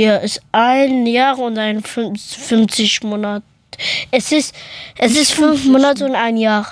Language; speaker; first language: German; early bilingual, other home language; Persian